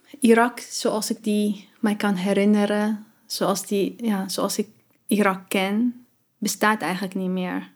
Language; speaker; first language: Dutch; early bilingual, other home language; Arabic